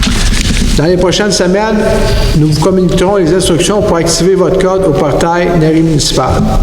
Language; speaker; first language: French; native; French